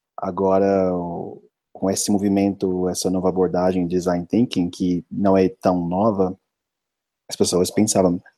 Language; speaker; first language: Portuguese; non-native, fluent; English